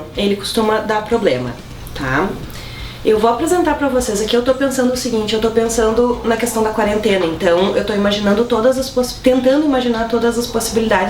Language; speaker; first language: Portuguese; native; Portuguese